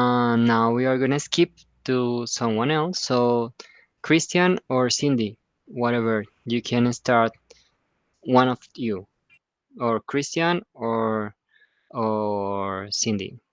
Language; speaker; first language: English; non-native, fluent; Spanish